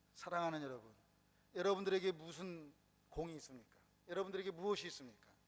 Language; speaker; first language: Korean; native; Korean